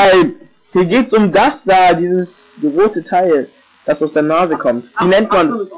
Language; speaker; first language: German; native; German